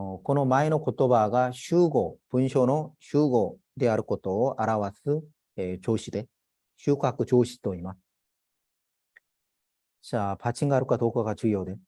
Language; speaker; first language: Japanese; non-native, fluent; Korean